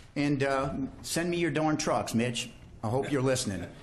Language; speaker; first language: English; native; English